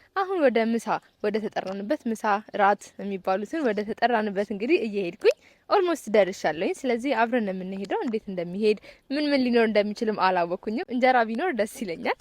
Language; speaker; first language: Amharic; native; Amharic